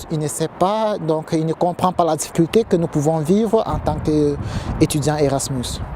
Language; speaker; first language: French; early bilingual, heritage; French